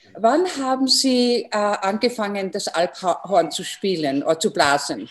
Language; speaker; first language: German; non-native, fluent; English